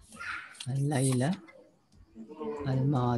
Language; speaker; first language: Arabic; non-native, fluent; Malay